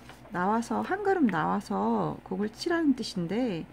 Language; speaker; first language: Korean; native; Korean